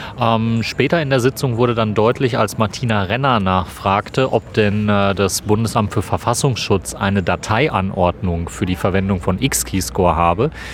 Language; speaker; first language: German; native; German